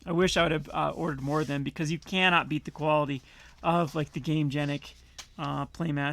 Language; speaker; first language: English; native; English